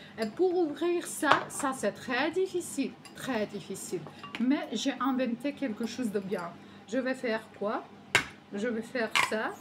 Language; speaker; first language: French; non-native, learner; Ukrainian